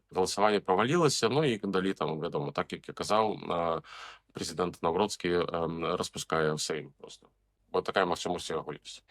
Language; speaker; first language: Belarusian; native; Belarusian